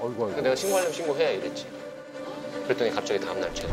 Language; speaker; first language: Korean; native; Korean